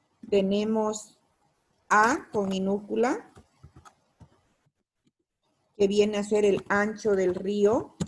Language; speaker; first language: Spanish; native; Spanish